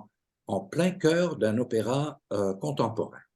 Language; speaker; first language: French; native; French